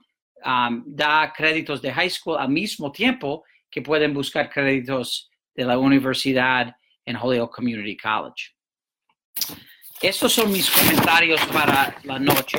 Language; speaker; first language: Spanish; non-native, fluent; English